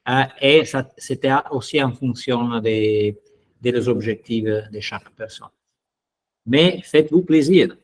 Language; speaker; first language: French; non-native, fluent; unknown